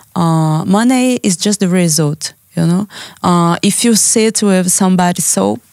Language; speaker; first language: English; non-native, learner; Portuguese